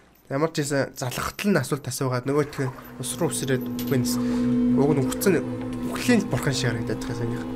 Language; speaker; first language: Mongolian; native; Mongolian